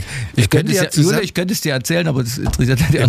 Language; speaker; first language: German; native; German